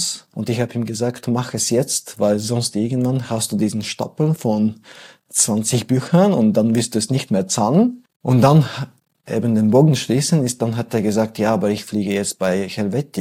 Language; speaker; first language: German; non-native, fluent; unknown